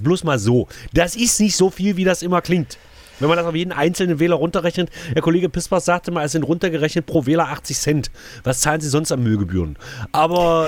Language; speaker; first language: German; native; German